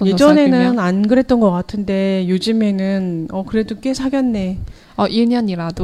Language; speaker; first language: Korean; non-native, learner; Chinese